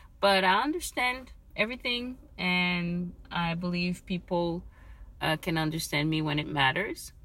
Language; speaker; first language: English; non-native, fluent; French